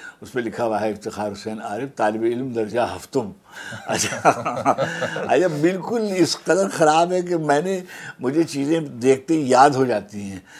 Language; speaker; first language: Urdu; native; Urdu